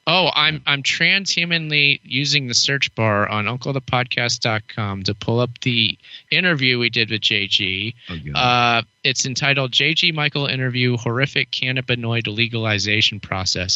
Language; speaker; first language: English; native; English